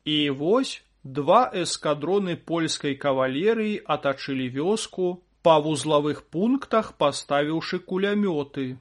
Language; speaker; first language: Belarusian; native; Belarusian